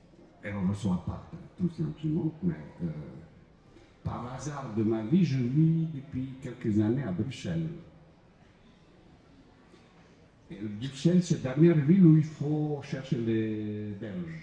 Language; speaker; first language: French; non-native, fluent; Croatian